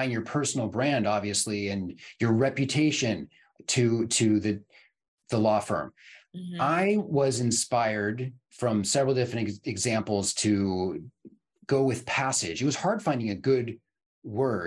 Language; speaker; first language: English; native; English